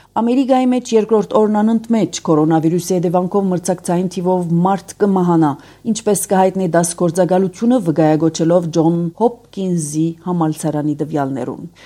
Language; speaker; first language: Armenian; native; Armenian